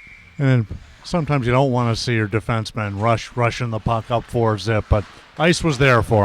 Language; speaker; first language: English; native; English